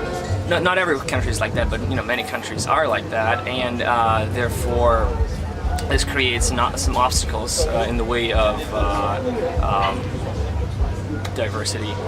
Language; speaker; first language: English; non-native, fluent; Russian